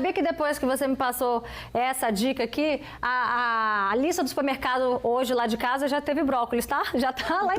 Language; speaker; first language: Portuguese; native; Portuguese